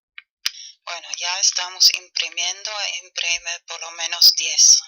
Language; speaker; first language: Spanish; non-native, fluent; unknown